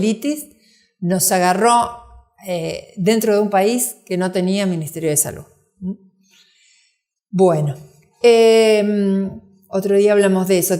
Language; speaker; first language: Spanish; native; Spanish